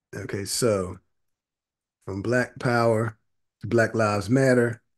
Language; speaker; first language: English; native; English